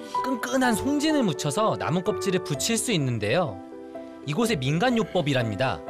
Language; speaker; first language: Korean; native; Korean